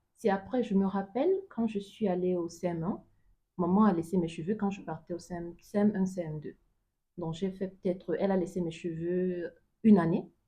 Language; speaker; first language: French; non-native, local second language; Lingala